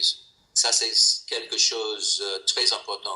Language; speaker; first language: French; non-native, learner; English